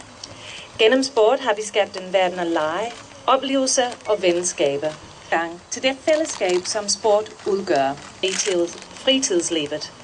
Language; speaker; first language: Danish; non-native, fluent; English